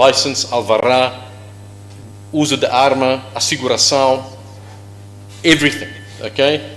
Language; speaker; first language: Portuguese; non-native, learner; English